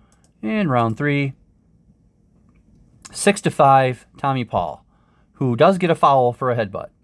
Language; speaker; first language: English; native; English